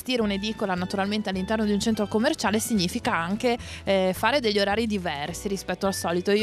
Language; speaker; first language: Italian; native; Italian